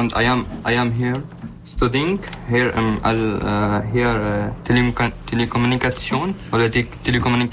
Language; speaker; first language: English; non-native, learner; Arabic